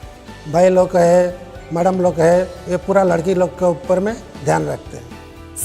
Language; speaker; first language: Hindi; non-native, local second language; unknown